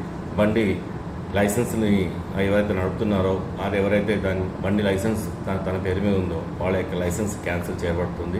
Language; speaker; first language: Telugu; native; Telugu